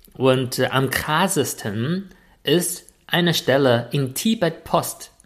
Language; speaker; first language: German; non-native, fluent; Chinese